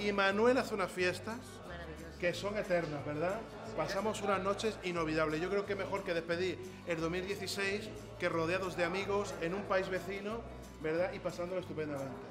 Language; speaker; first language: Spanish; native; Spanish